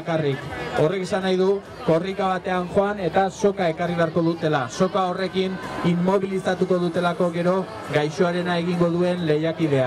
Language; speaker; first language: Basque; native; Basque